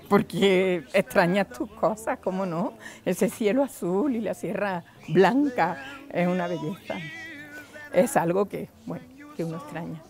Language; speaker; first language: Spanish; native; Spanish